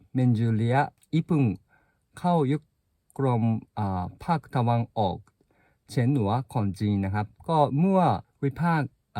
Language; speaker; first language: Thai; non-native, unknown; Japanese